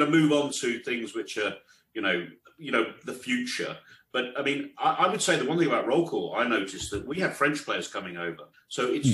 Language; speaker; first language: English; native; English